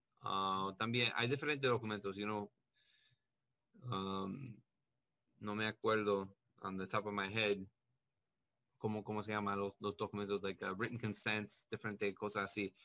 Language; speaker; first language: Spanish; non-native, learner; English